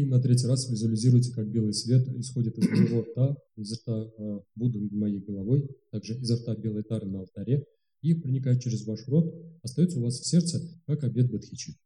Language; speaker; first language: Russian; native; Russian